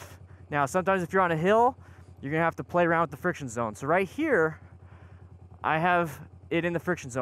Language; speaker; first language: English; native; English